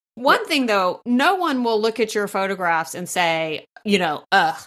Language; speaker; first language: English; native; English